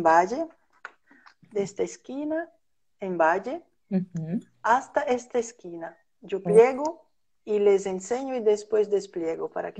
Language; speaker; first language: Spanish; non-native, fluent; Portuguese